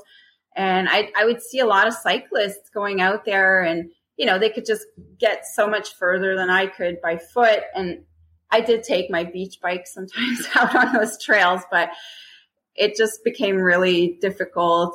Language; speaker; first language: English; non-native, fluent; French